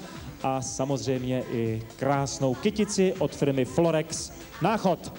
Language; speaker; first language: Czech; native; Czech